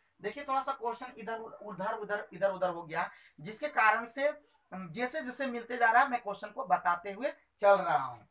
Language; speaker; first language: Hindi; native; Hindi